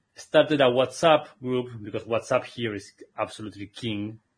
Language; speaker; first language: English; non-native, fluent; Spanish